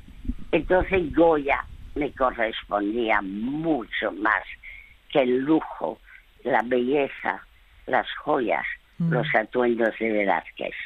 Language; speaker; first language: Spanish; early bilingual, other home language; French